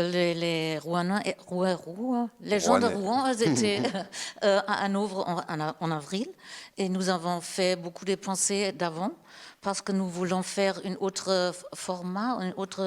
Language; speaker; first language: French; non-native, learner; German